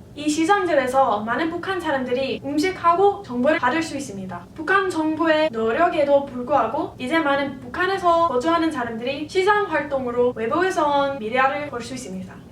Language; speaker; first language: Korean; non-native, fluent; English